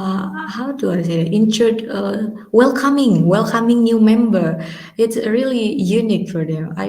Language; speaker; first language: English; non-native, learner; Indonesian